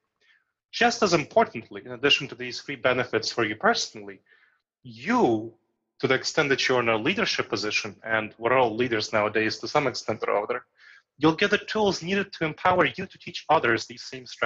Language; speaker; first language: English; early bilingual, other home language; Romanian